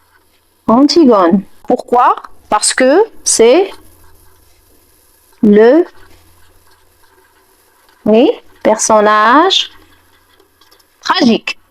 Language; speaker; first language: French; non-native, fluent; Arabic